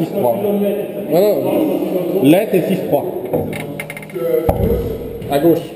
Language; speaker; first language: French; native; French